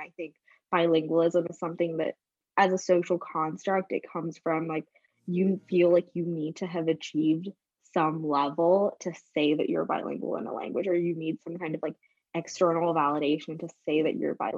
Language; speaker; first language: English; native; English